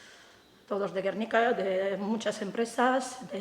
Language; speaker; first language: Spanish; non-native, fluent; Ukrainian